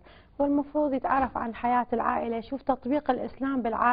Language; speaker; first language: Arabic; native; Arabic